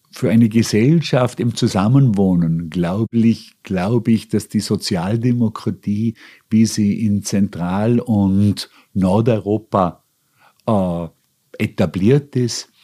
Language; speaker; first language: German; native; German